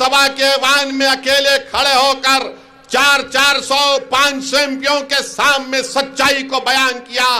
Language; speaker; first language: Urdu; native; Urdu